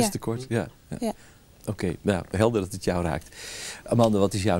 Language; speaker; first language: Dutch; native; Dutch